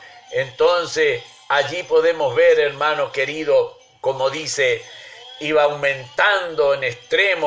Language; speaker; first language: Spanish; native; Spanish